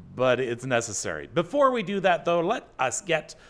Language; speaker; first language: English; native; English